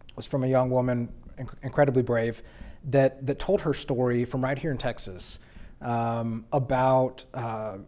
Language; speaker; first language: English; native; English